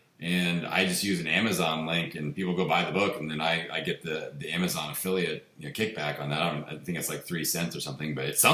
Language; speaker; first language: English; native; English